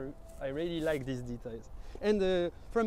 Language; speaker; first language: English; non-native, learner; French